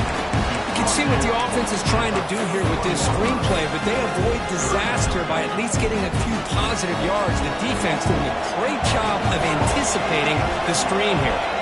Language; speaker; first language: English; native; English